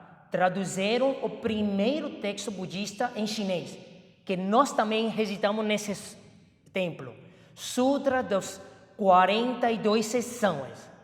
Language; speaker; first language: Portuguese; non-native, fluent; Chinese